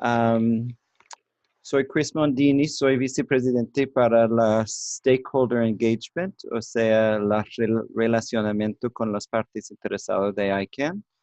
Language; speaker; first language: Spanish; non-native, learner; English